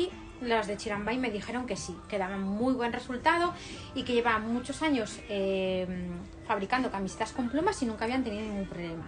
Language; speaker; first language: Spanish; native; Spanish